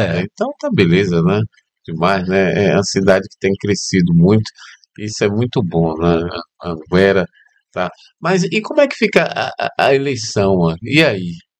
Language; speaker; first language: Portuguese; native; Portuguese